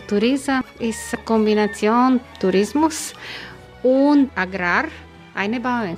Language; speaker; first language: German; non-native, learner; Croatian